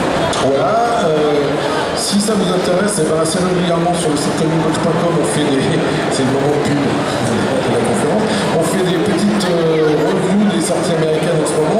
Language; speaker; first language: French; native; French